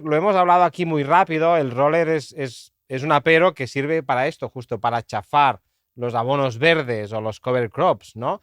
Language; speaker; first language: Spanish; native; Spanish